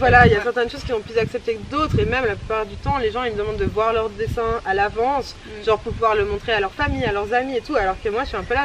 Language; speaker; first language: French; native; French